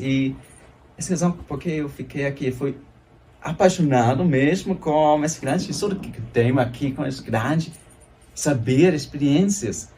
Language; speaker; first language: Portuguese; non-native, fluent; German